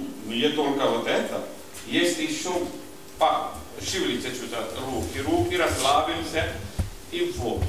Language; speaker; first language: Russian; non-native, learner; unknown